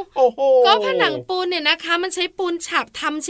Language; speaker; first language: Thai; native; Thai